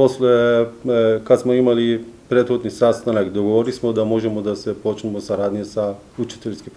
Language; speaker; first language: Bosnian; non-native, learner; Persian